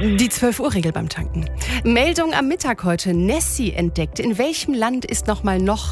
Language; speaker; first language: German; native; German